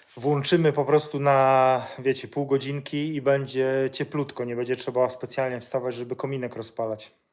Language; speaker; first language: Polish; native; Polish